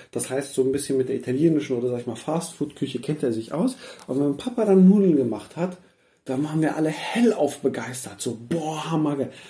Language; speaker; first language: German; early bilingual, other home language; Persian